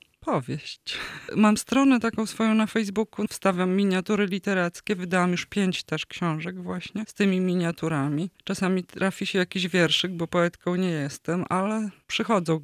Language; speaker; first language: Polish; native; Polish